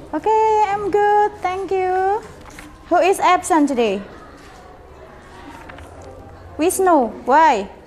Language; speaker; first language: English; non-native, learner; Indonesian